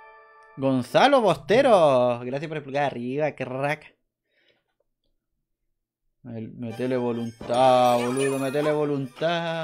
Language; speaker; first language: Spanish; native; Spanish